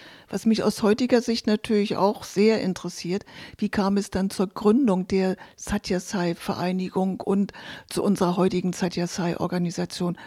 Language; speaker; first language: German; native; German